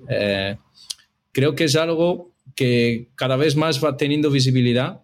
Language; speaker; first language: Spanish; non-native, fluent; Portuguese